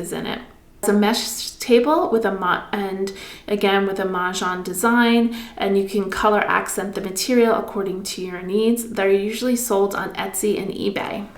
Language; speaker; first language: English; native; English